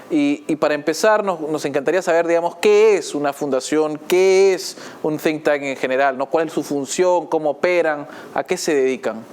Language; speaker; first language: Spanish; native; Spanish